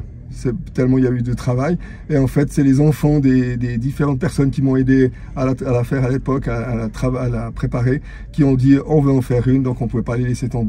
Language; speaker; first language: French; native; French